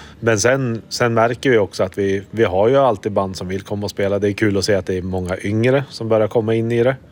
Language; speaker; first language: Swedish; native; Swedish